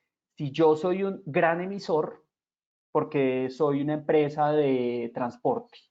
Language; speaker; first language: Spanish; native; Spanish